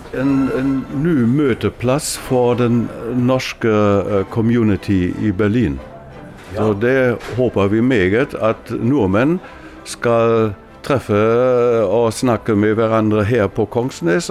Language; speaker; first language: Norwegian; non-native, fluent; German